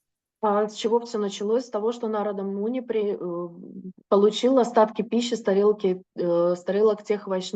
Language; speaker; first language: Russian; native; Russian